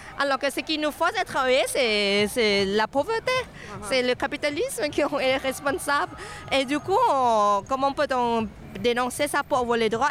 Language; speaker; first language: French; non-native, fluent; Thai